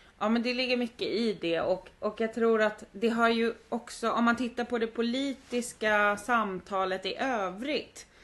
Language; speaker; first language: Swedish; native; Swedish